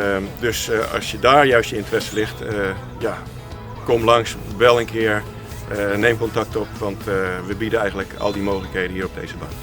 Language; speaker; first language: Dutch; native; Dutch